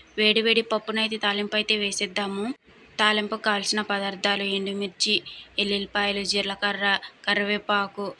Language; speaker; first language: Telugu; non-native, local second language; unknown